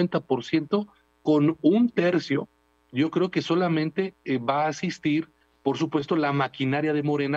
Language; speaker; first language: Spanish; native; Spanish